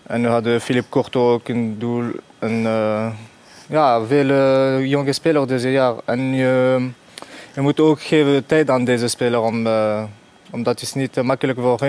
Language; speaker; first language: Dutch; non-native, fluent; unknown